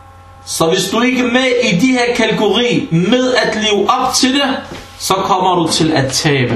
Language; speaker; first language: Danish; early bilingual, other home language; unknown